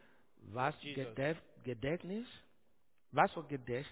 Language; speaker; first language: German; non-native, learner; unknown